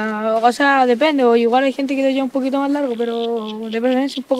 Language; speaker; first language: Spanish; native; Spanish